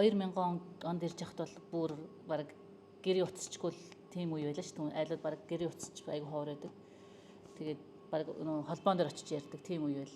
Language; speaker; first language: Mongolian; native; Mongolian